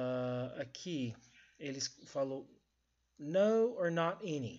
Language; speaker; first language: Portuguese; non-native, learner; English